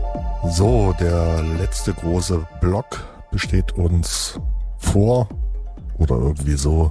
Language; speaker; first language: German; native; German